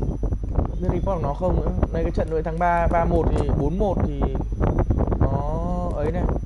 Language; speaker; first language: Vietnamese; native; Vietnamese